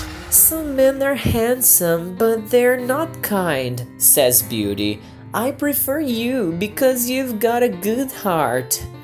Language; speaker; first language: English; non-native, fluent; Portuguese